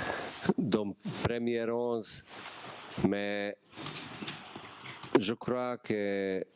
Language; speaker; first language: French; non-native, learner; Bosnian